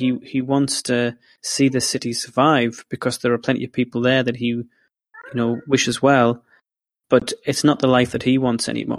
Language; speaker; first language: English; native; English